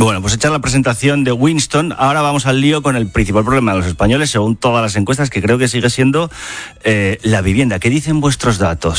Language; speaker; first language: Spanish; native; Spanish